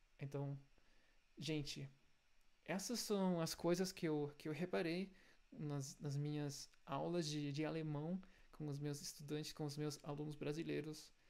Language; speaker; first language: Portuguese; non-native, fluent; German